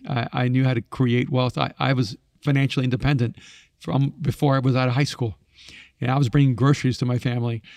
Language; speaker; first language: English; early bilingual, other home language; Spanish